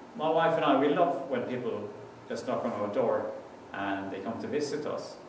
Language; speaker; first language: English; non-native, fluent; Norwegian